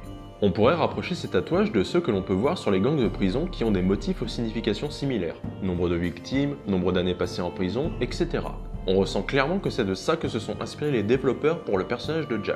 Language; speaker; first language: French; native; French